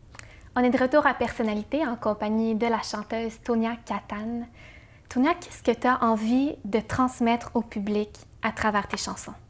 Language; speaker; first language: French; native; French